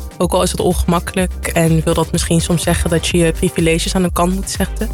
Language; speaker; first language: Dutch; early bilingual, other home language; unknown